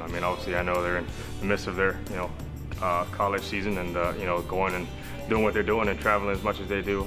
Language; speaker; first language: English; native; English